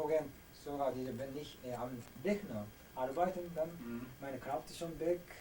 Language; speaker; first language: German; non-native, learner; Korean